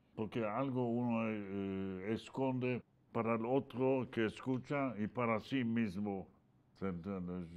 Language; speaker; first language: Spanish; non-native, fluent; Polish